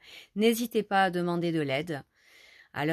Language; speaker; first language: French; native; French